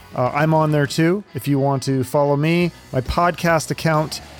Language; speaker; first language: English; native; English